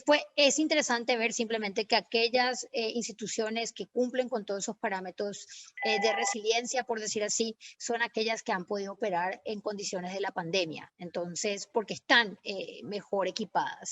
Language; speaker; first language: Spanish; native; Spanish